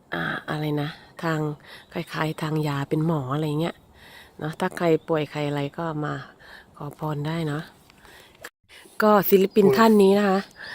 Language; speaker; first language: Thai; native; Thai